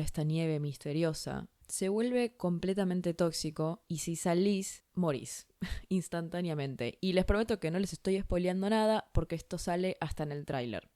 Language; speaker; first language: Spanish; native; Spanish